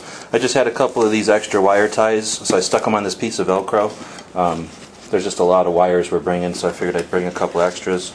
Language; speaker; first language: English; native; English